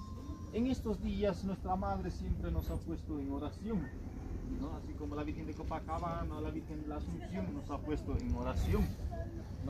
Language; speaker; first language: Spanish; native; Spanish